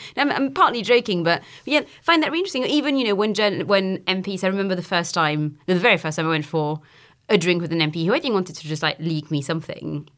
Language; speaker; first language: English; non-native, fluent; French